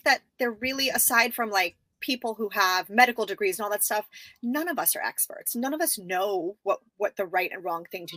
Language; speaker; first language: English; native; English